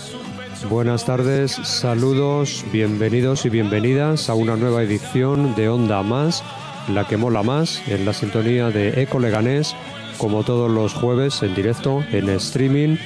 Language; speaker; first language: Spanish; native; Spanish